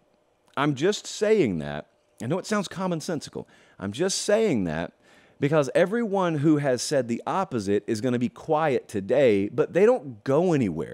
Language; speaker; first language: English; native; English